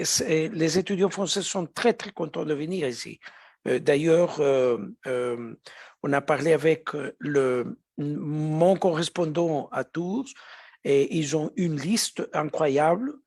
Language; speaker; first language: French; non-native, fluent; Spanish